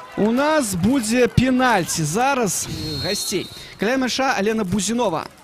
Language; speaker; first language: Belarusian; non-native, local second language; Russian